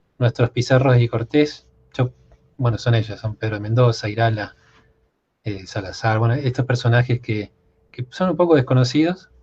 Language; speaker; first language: Spanish; native; Spanish